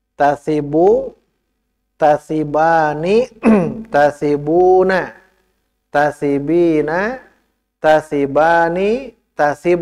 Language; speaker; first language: Arabic; non-native, fluent; Indonesian